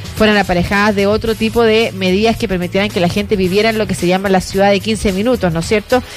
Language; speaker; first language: Spanish; native; Spanish